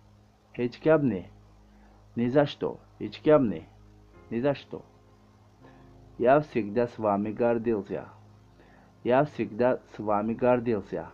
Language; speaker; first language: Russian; non-native, learner; Tajik